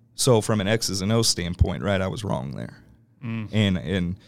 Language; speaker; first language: English; native; English